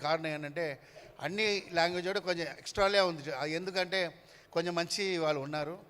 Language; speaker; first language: Telugu; non-native, learner; Tamil